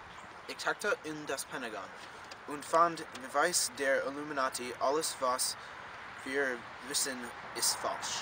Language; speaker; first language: German; non-native, learner; English